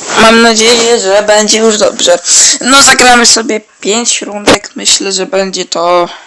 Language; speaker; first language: Polish; native; Polish